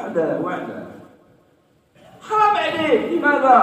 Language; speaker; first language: Arabic; native; Arabic